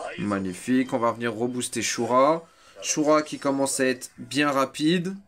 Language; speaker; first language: French; native; French